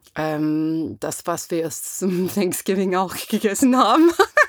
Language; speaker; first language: German; non-native, fluent; English